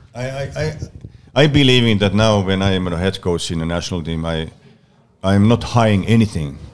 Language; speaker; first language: English; non-native, learner; Finnish